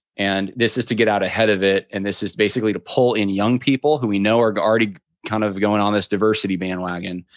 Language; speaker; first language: English; native; English